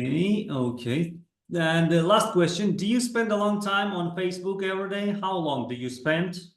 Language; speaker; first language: English; non-native, fluent; Kazakh